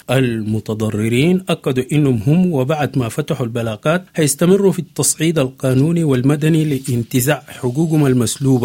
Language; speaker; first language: Arabic; native; Arabic